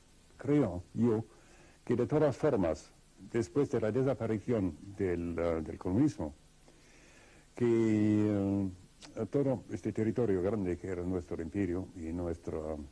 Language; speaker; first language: Spanish; non-native, fluent; Russian